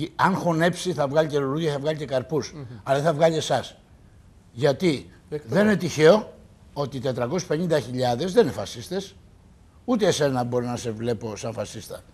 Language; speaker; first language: Greek; native; Greek